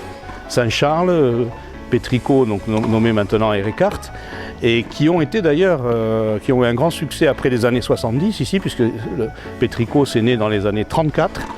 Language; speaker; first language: French; native; French